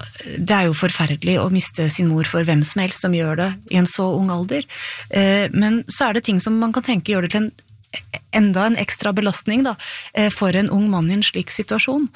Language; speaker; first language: Norwegian; native; Norwegian